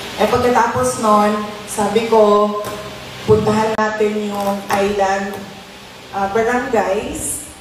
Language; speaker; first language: Filipino; non-native, local second language; Cebuano